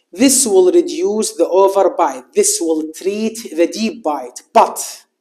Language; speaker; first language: English; non-native, fluent; Arabic